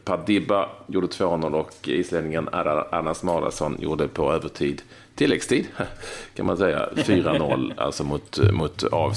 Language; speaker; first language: Swedish; native; Swedish